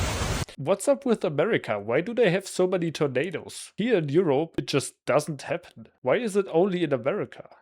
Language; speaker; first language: English; non-native, fluent; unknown